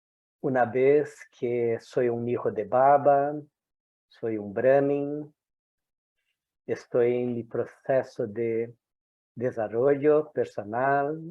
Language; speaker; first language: Spanish; non-native, fluent; Portuguese